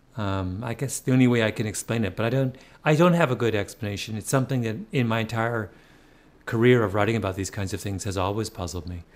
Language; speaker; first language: English; native; English